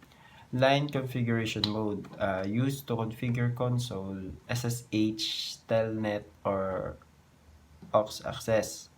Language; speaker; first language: English; non-native, local second language; Filipino